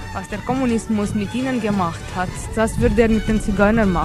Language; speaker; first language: German; non-native, fluent; Romanian